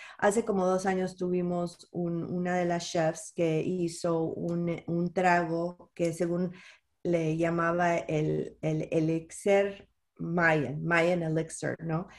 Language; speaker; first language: Spanish; early bilingual, heritage; Spanish